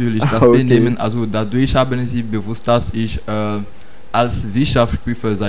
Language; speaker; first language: German; non-native, learner; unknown